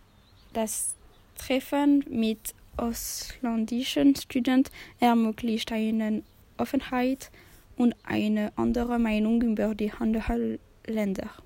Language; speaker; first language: German; non-native, learner; French